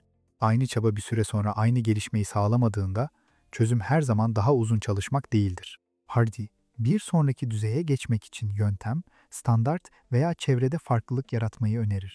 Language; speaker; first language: Turkish; native; Turkish